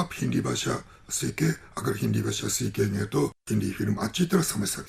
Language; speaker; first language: Hindi; non-native, fluent; Japanese